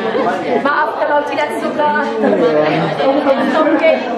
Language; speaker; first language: Indonesian; non-native, fluent; English